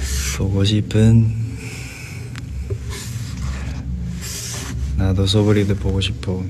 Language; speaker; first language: Korean; non-native, fluent; Chinese